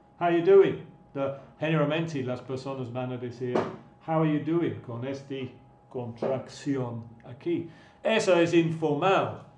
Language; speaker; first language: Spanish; non-native, fluent; English